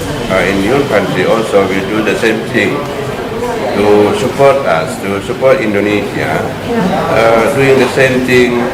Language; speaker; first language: English; non-native, fluent; Indonesian